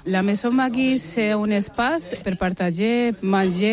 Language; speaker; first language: French; non-native, learner; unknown